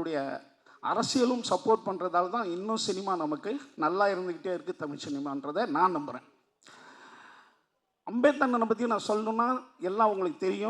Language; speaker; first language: Tamil; native; Tamil